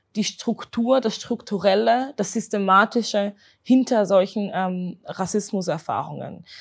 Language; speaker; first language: German; native; German